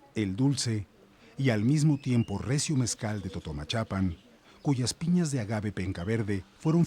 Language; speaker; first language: Spanish; native; Spanish